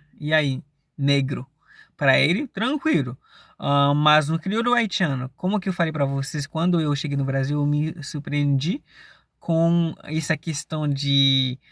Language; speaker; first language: Portuguese; non-native, fluent; Haitian Creole